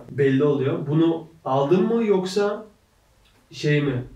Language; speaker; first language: Turkish; early bilingual, heritage; Turkish